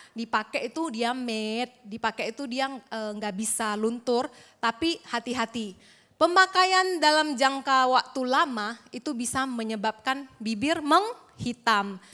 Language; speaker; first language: Indonesian; native; Indonesian